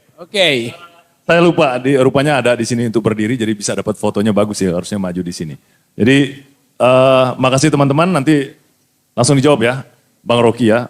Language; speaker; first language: Indonesian; native; Indonesian